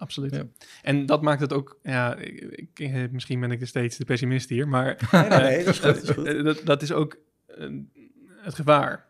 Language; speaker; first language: Dutch; native; Dutch